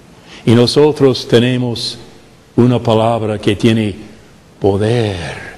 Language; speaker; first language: Spanish; non-native, fluent; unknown